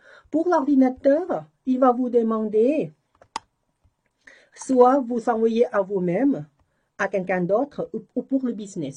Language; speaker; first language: French; non-native, learner; Thai